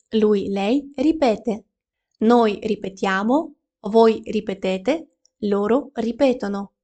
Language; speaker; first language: Italian; non-native, fluent; Ukrainian